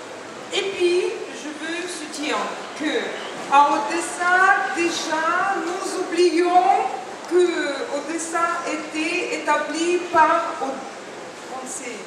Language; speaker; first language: French; non-native, learner; Russian